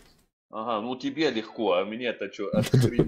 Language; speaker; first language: Russian; non-native, fluent; Arabic